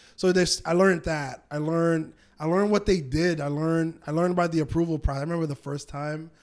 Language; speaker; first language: English; native; English